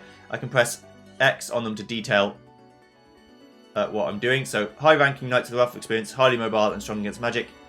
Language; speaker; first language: English; native; English